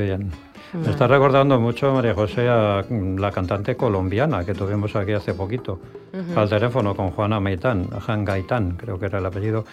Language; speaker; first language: Spanish; native; Spanish